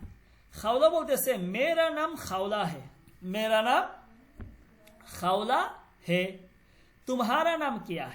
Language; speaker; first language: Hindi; non-native, fluent; Bangla